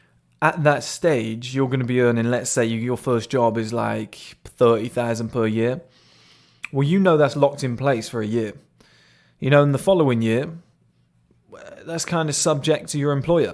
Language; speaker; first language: English; native; English